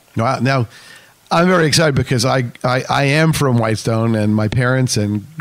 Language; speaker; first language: English; native; English